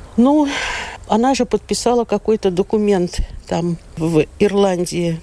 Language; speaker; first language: Russian; native; Russian